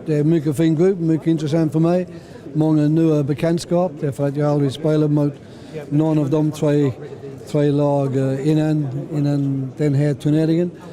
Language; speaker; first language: Swedish; non-native, fluent; English